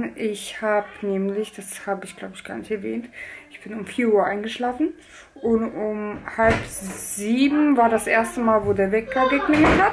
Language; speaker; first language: German; native; German